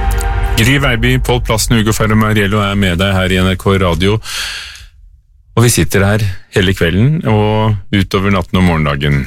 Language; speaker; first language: Norwegian; native; Norwegian